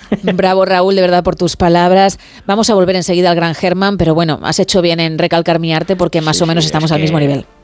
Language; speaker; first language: Spanish; native; Spanish